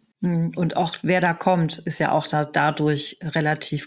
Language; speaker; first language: German; native; German